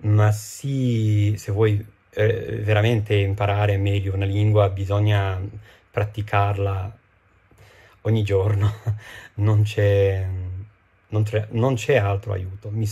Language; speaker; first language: Italian; non-native, fluent; English